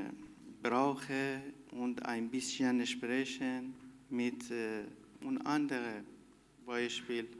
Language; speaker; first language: German; non-native, learner; Persian